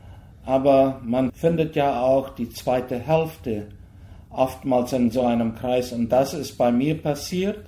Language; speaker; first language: German; early bilingual, heritage; German